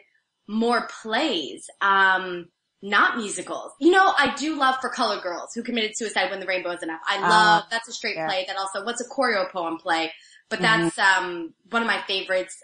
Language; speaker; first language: English; native; English